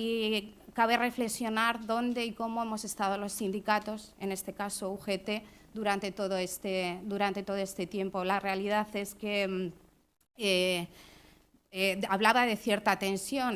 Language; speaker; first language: Spanish; native; Spanish